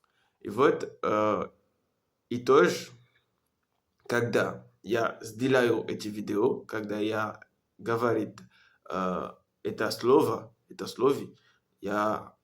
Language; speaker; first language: Russian; non-native, learner; French